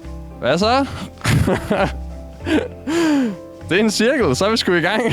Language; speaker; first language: Danish; native; Danish